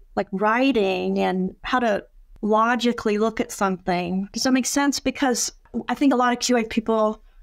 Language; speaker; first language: English; native; English